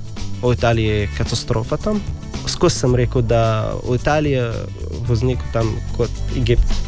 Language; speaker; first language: Slovenian; non-native, learner; Arabic